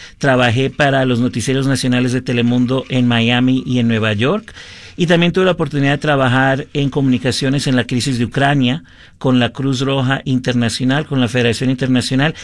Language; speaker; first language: Spanish; early bilingual, heritage; Spanish